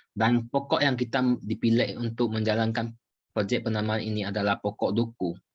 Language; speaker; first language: Malay; non-native, local second language; Chinese